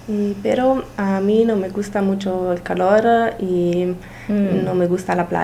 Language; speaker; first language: Spanish; non-native, learner; Italian